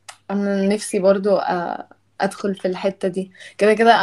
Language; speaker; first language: Arabic; native; Arabic